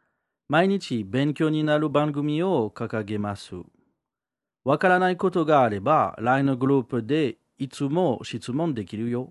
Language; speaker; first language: Japanese; non-native, learner; French